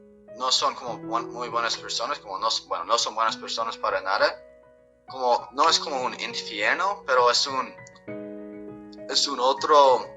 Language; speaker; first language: Spanish; non-native, fluent; English